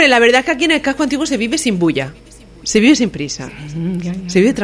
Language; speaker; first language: Spanish; native; Spanish